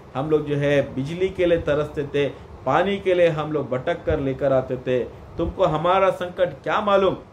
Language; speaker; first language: Hindi; non-native, local second language; Kannada